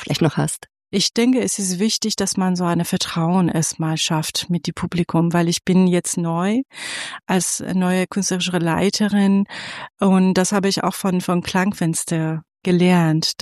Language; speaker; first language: German; non-native, fluent; Persian